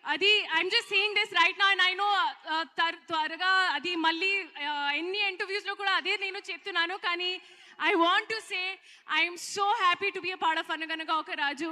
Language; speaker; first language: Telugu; non-native, learner; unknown